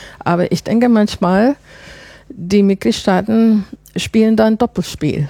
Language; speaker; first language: German; non-native, fluent; English